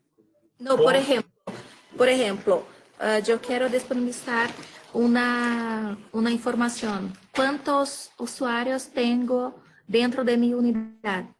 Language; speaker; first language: Spanish; non-native, learner; Portuguese